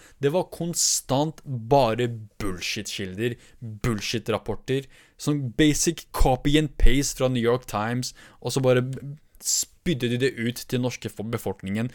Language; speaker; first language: Norwegian; early bilingual, other home language; Kurdish